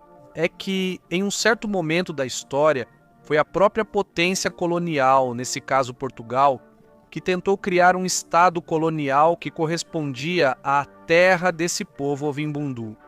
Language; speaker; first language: Portuguese; native; Portuguese